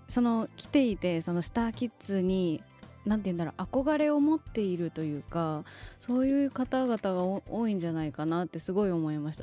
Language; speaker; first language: Japanese; native; Japanese